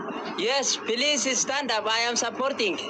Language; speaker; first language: English; non-native, learner; Oromo